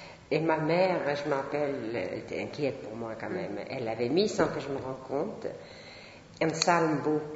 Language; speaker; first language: French; non-native, fluent; Swedish